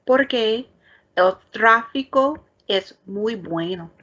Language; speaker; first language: Spanish; non-native, learner; English